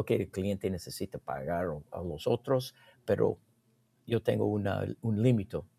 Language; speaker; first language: Spanish; non-native, learner; English